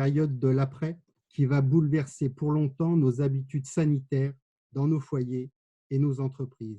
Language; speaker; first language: French; native; French